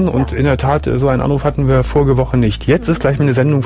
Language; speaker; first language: German; native; German